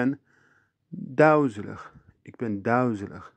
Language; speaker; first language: Dutch; non-native, learner; Turkish